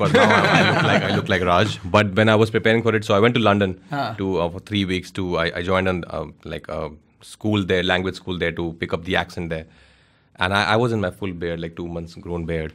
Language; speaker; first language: English; non-native, local second language; Hindi